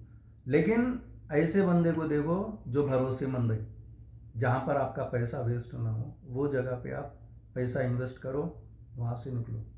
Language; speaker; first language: Hindi; native; Hindi